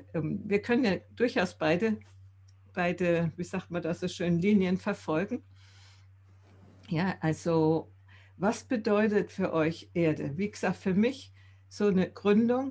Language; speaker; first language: German; native; German